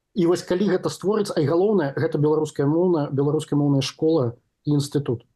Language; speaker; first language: Belarusian; non-native, local second language; Russian